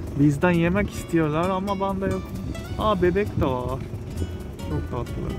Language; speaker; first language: Turkish; non-native, fluent; Japanese